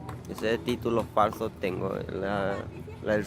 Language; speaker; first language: Spanish; non-native, local second language; Guarani